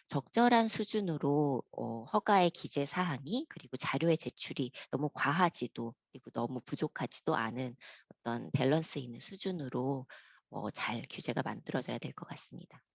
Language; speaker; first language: Korean; native; Korean